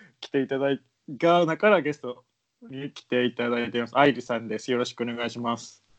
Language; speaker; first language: Japanese; native; Japanese